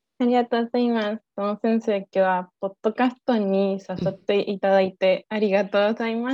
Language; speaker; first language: Japanese; non-native, learner; Spanish